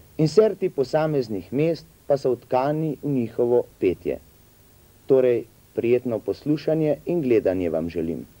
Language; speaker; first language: Slovenian; native; Slovenian